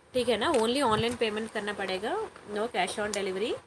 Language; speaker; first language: Hindi; non-native, local second language; Telugu